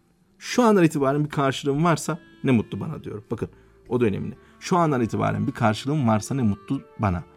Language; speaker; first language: Turkish; native; Turkish